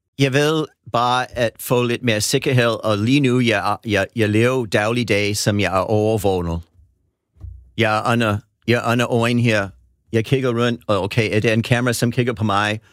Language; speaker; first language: Danish; non-native, fluent; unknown